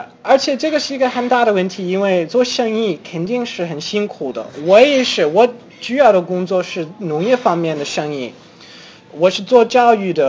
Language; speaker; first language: Chinese; non-native, fluent; English